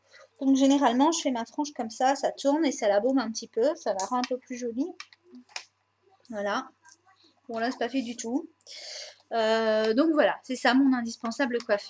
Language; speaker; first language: French; native; French